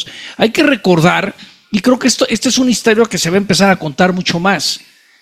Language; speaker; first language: Spanish; native; Spanish